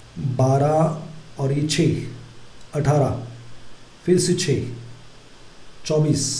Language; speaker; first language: Hindi; non-native, local second language; Marathi